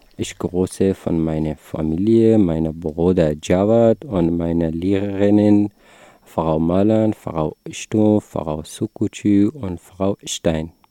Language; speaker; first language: German; non-native, learner; Persian